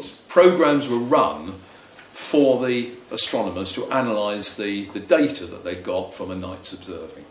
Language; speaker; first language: English; native; English